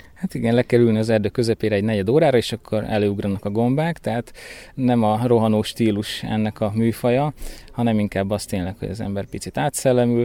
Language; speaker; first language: Hungarian; native; Hungarian